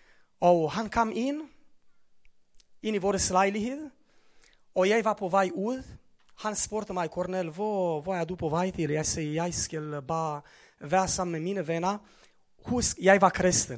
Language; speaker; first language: Norwegian; non-native, fluent; Romanian